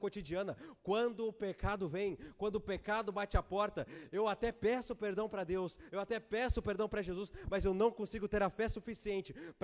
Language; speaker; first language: Portuguese; native; Portuguese